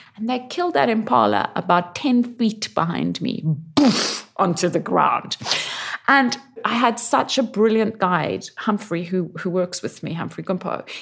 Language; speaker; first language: English; native; English